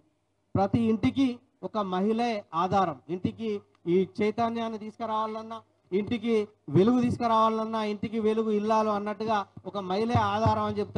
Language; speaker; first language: Telugu; native; Telugu